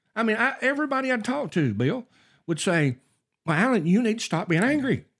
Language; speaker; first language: English; native; English